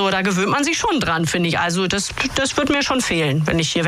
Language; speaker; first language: German; native; German